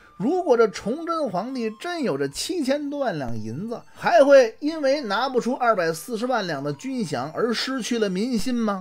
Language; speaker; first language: Chinese; native; Chinese